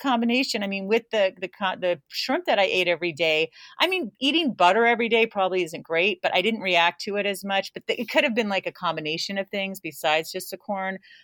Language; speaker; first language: English; native; English